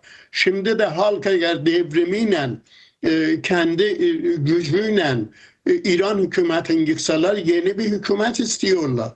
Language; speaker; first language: Turkish; non-native, fluent; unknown